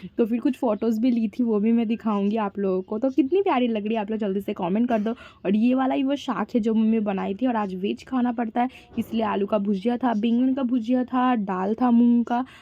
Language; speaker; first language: Hindi; non-native, local second language; Bangla